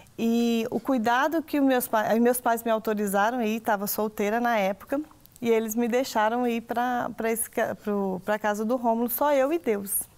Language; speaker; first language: Portuguese; native; Portuguese